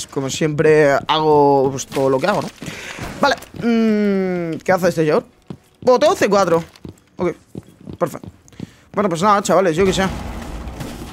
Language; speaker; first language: Spanish; native; Spanish